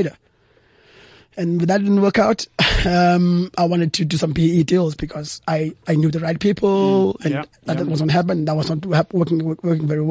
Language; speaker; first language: English; non-native, local second language; Xhosa